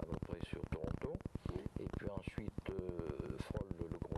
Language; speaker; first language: French; native; French